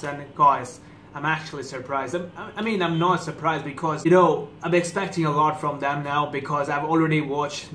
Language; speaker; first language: English; non-native, fluent; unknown